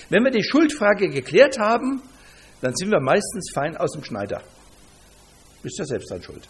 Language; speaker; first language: German; native; German